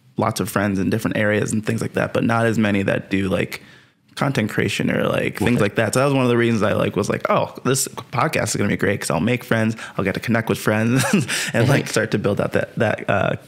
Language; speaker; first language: English; native; English